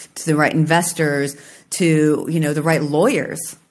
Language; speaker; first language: English; native; English